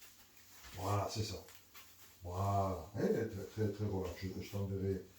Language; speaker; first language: French; native; French